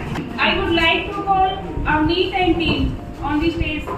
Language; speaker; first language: English; non-native, learner; Hindi